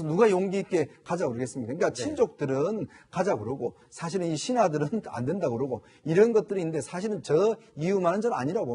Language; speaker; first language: Korean; native; Korean